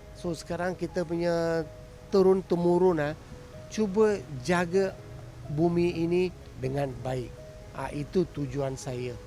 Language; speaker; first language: Malay; non-native, local second language; Tamil